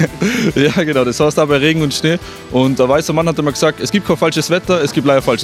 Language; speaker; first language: German; native; German